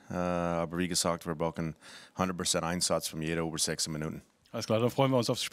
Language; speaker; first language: German; non-native, fluent; English